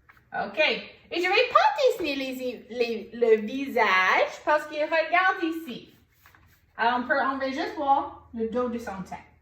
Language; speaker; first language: French; non-native, fluent; English